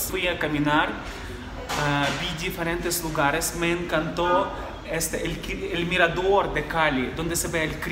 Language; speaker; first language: Spanish; non-native, fluent; Ukrainian